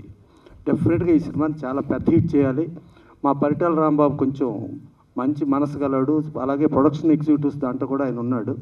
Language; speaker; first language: Telugu; native; Telugu